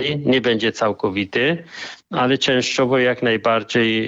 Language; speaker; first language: Polish; non-native, fluent; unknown